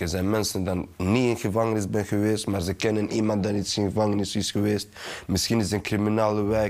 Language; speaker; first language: Dutch; early bilingual, other home language; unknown